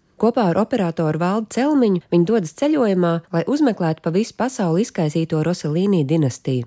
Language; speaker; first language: Latvian; native; Latvian